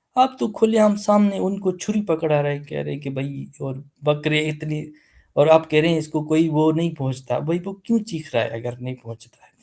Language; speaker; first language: Urdu; non-native, local second language; Sindhi